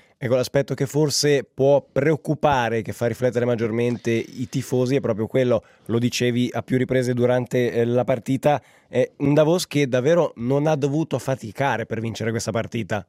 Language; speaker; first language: Italian; native; Italian